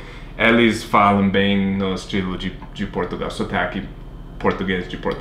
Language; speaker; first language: Portuguese; non-native, fluent; English